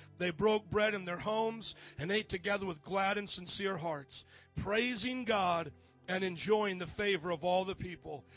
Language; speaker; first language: English; native; English